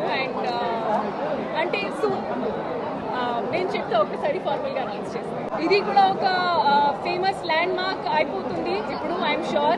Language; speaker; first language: Telugu; non-native, fluent; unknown